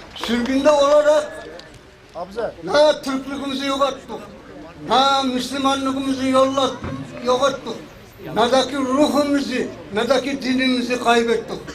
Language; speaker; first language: Turkish; early bilingual, heritage; Turkish